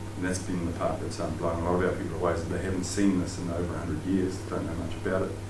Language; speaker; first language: English; native; English